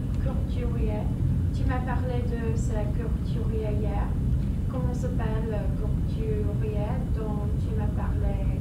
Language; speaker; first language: French; non-native, learner; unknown